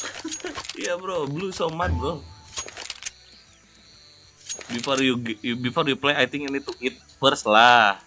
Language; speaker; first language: English; non-native, learner; Sundanese